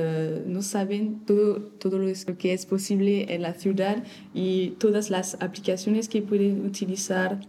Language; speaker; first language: Spanish; non-native, fluent; French